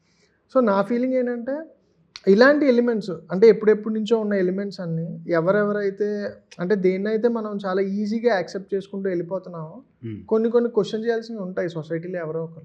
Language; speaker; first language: Telugu; native; Telugu